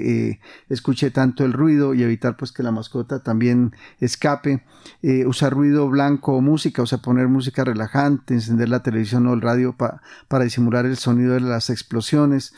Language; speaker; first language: Spanish; native; Spanish